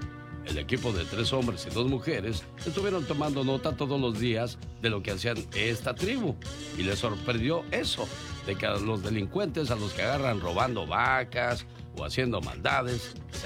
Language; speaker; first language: Spanish; native; Spanish